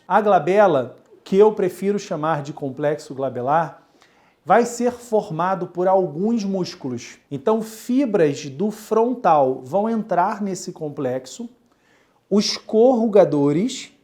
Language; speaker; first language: Portuguese; native; Portuguese